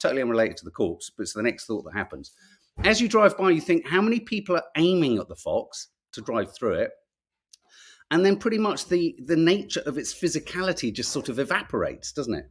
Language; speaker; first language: English; native; English